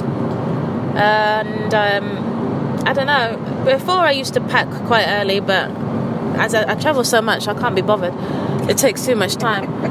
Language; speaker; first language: English; native; English